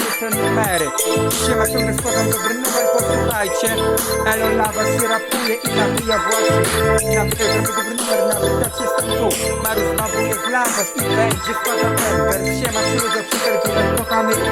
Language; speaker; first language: Polish; native; Polish